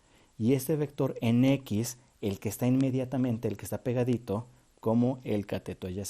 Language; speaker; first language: Spanish; native; Spanish